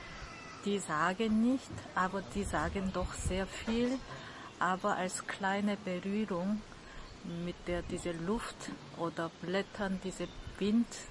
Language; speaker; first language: German; non-native, learner; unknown